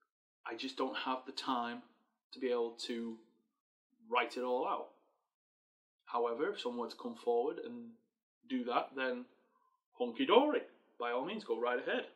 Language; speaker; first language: English; native; English